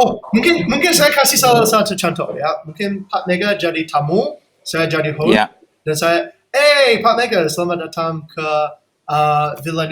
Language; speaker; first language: Indonesian; non-native, fluent; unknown